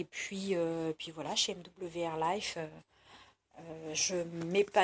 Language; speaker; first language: French; native; French